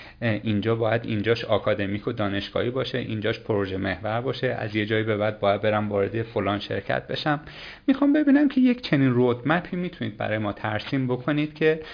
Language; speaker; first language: Persian; native; Persian